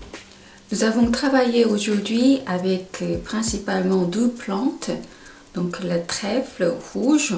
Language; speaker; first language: French; non-native, fluent; Korean